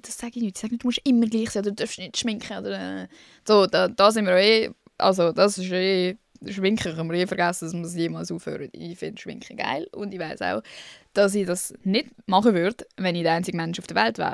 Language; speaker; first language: German; native; German